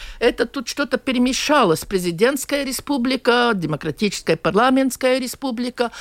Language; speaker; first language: Russian; non-native, local second language; Latvian